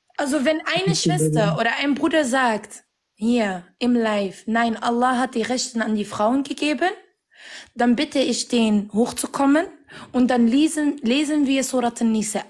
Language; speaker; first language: German; non-native, fluent; Arabic